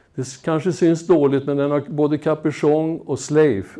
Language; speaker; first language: Swedish; native; Swedish